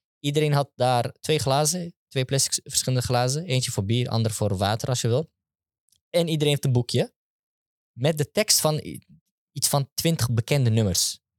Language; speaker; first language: Dutch; early bilingual, other home language; Turkish